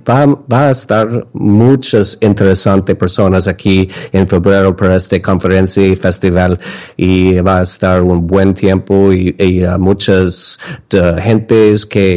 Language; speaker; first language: Spanish; non-native, learner; English